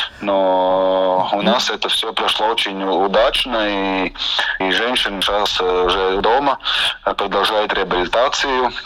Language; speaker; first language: Russian; non-native, local second language; Latvian